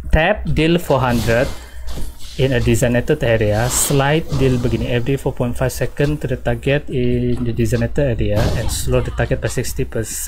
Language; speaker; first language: English; non-native, local second language; Malay